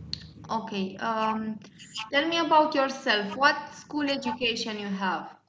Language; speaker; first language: English; non-native, fluent; Romanian